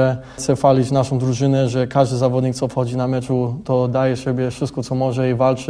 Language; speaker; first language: Polish; early bilingual, heritage; English